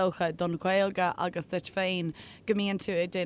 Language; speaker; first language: Irish; non-native, learner; English